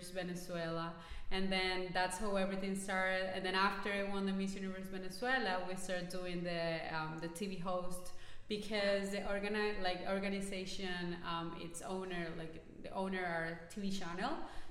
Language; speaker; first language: English; non-native, fluent; Spanish